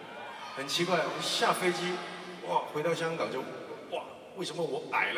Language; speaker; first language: Chinese; non-native, local second language; Cantonese